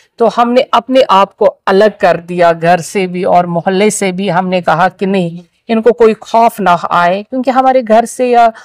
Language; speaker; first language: Hindi; non-native, local second language; Kashmiri